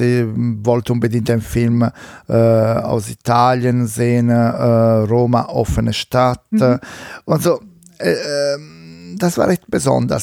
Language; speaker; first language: German; non-native, fluent; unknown